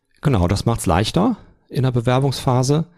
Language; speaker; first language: German; native; German